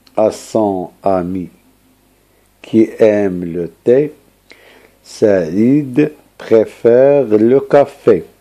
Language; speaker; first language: French; non-native, local second language; Arabic